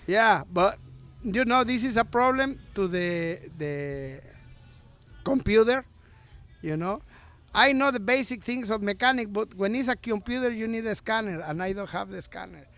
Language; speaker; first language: English; non-native, learner; Spanish